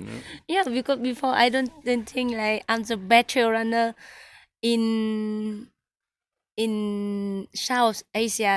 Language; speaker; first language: English; non-native, learner; Vietnamese